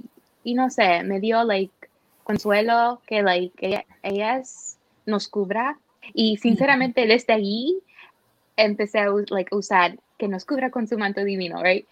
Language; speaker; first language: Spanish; early bilingual, heritage; Spanish